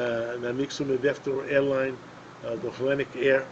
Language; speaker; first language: Greek; early bilingual, other home language; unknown